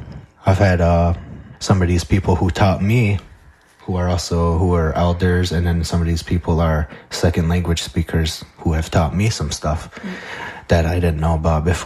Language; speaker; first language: English; non-native, fluent; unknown